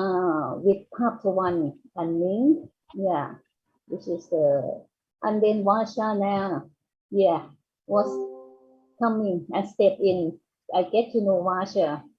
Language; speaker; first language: English; non-native, fluent; Thai